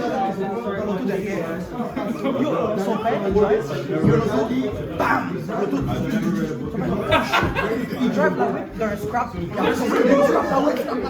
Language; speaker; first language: French; non-native, local second language; English